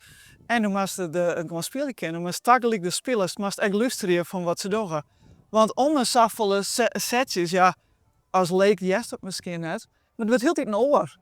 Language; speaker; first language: Dutch; non-native, local second language; Western Frisian